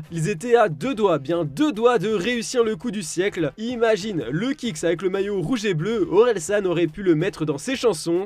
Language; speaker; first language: French; native; French